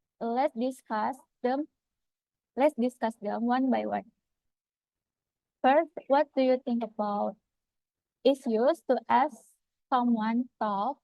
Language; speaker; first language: English; non-native, fluent; Indonesian